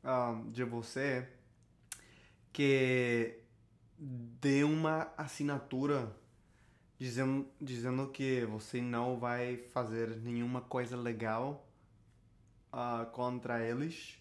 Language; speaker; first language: Portuguese; non-native, learner; Spanish